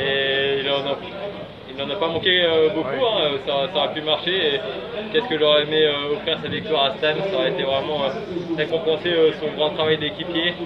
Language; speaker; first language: French; native; French